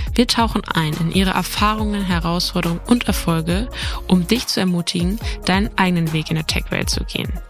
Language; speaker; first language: German; native; German